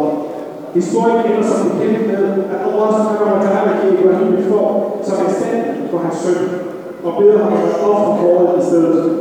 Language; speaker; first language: Danish; non-native, fluent; Arabic